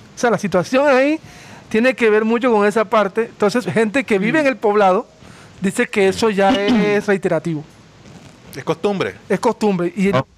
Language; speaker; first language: Spanish; native; Spanish